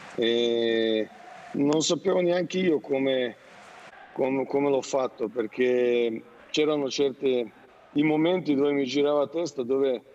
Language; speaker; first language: Italian; non-native, fluent; Serbian